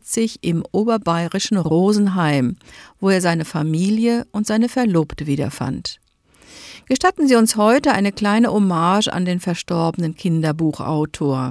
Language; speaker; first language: German; native; German